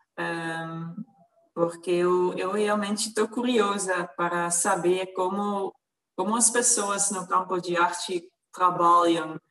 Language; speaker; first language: Portuguese; non-native, fluent; Dutch